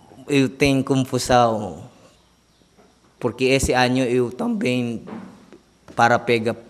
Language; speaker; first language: Portuguese; non-native, learner; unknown